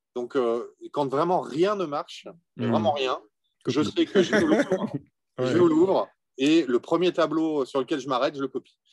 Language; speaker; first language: French; native; French